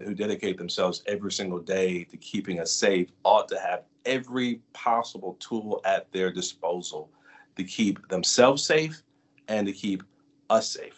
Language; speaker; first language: English; native; English